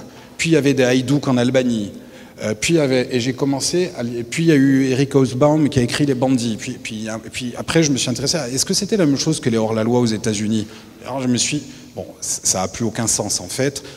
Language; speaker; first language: French; native; French